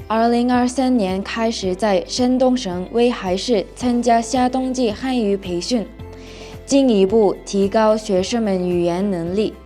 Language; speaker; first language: Chinese; non-native, learner; Mongolian